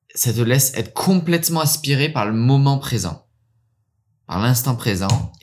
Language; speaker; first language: French; early bilingual, heritage; French